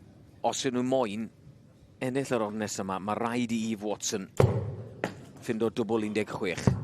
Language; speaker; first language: Welsh; native; Welsh